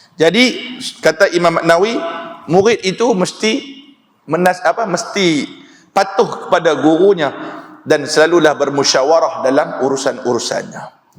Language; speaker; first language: Malay; native; Malay